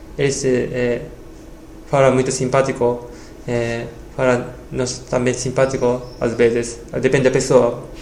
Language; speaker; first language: Portuguese; non-native, learner; Japanese